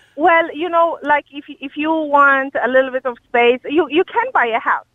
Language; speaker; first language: English; non-native, fluent; Polish